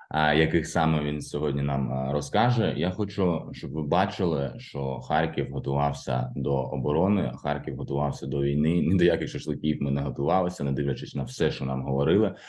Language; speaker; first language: Ukrainian; native; Ukrainian